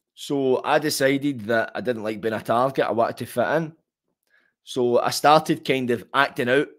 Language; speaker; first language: English; native; English